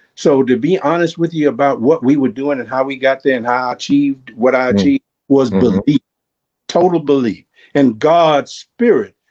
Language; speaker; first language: English; native; English